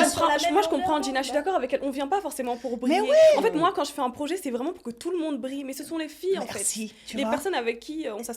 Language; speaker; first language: French; native; French